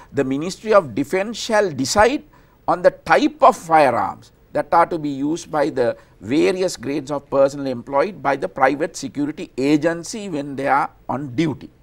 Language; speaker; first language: English; non-native, local second language; Sinhala